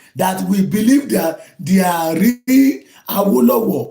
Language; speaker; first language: English; non-native, local second language; Yoruba